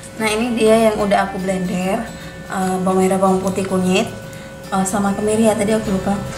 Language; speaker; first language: Indonesian; native; Indonesian